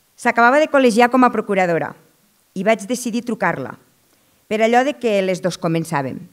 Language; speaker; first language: Catalan; native; Catalan